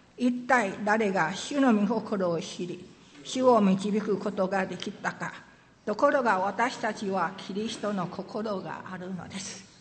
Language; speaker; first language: Japanese; non-native, fluent; Min Nan Chinese